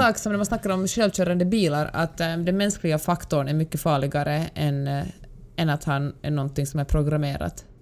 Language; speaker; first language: Swedish; native; Swedish